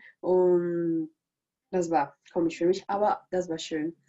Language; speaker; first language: German; non-native, learner; Spanish